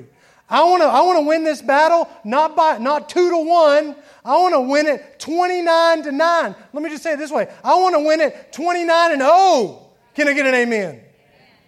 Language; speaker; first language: English; native; English